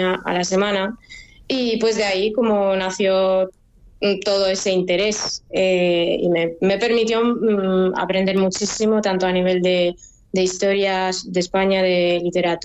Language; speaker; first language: Spanish; non-native, fluent; French